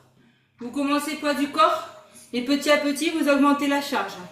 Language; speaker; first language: French; native; French